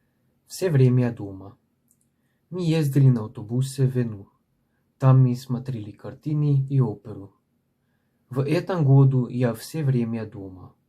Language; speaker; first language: Russian; non-native, learner; Slovenian